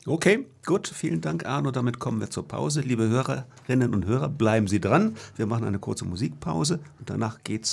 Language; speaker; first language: German; native; German